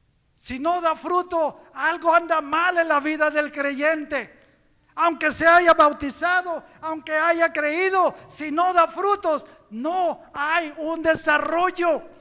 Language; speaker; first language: Spanish; native; Spanish